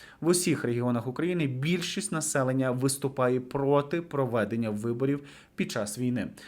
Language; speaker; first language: Ukrainian; native; Ukrainian